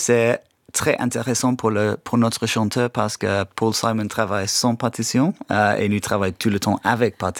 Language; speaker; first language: French; non-native, fluent; English